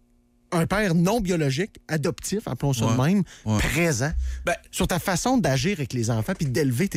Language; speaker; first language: French; native; French